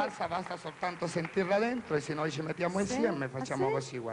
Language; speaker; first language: Italian; non-native, fluent; Spanish